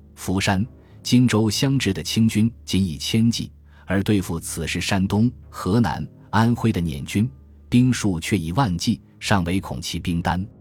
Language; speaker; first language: Chinese; native; Chinese